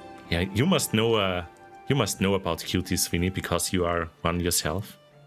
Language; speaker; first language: English; non-native, fluent; German